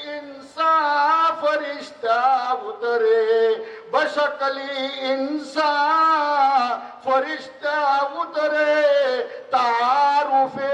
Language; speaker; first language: Urdu; non-native, fluent; Bangla